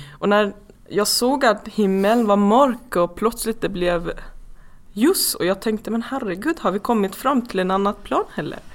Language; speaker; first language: Swedish; non-native, fluent; Persian